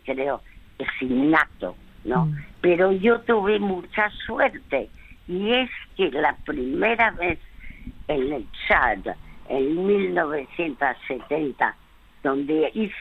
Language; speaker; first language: Spanish; early bilingual, other home language; French